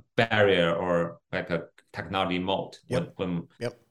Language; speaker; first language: English; non-native, fluent; Chinese